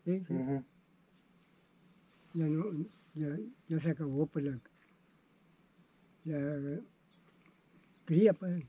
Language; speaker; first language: Spanish; native; Spanish